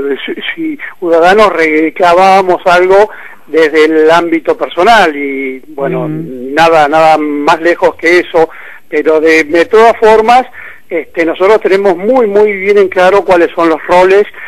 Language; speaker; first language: Spanish; native; Spanish